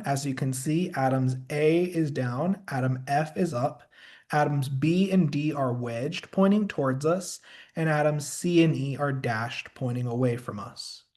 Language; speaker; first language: English; native; English